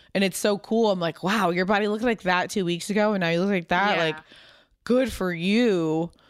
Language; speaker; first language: English; native; English